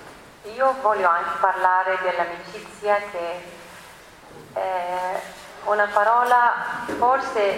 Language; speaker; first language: Italian; non-native, learner; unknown